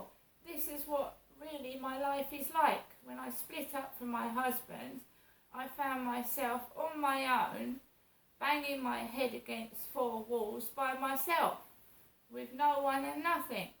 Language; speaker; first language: English; native; English